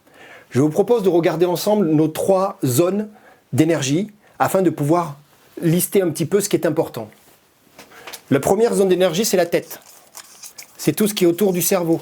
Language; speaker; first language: French; native; French